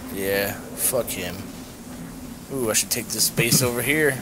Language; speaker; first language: English; native; English